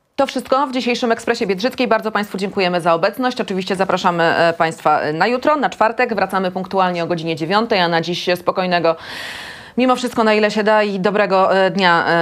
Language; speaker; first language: Polish; native; Polish